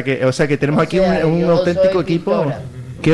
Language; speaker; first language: Spanish; native; Spanish